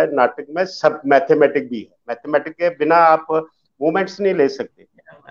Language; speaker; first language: Hindi; early bilingual, other home language; Dogri